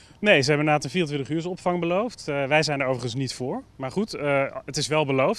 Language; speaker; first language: Dutch; native; Dutch